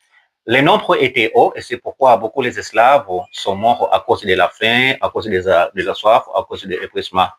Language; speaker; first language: French; non-native, learner; Swahili